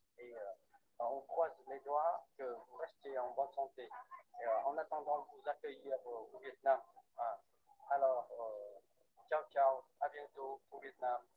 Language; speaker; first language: French; non-native, fluent; Vietnamese